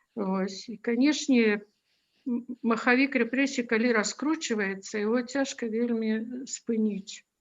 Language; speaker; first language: Belarusian; non-native, local second language; Russian